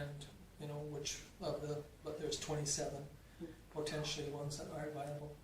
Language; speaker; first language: English; native; English